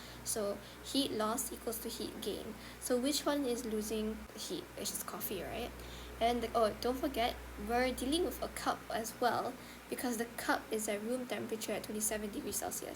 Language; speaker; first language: English; non-native, local second language; Malay